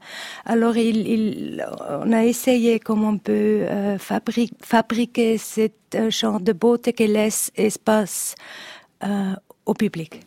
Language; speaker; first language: French; non-native, learner; Italian